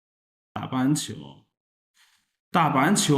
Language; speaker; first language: Chinese; non-native, fluent; Urdu